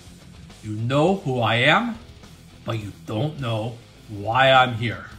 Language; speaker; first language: English; native; English